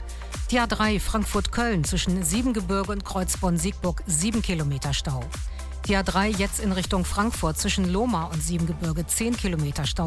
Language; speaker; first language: German; native; German